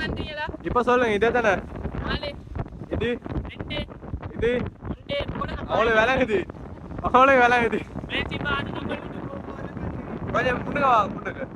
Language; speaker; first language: Tamil; native; Tamil